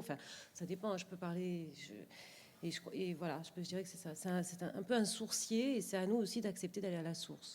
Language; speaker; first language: French; native; French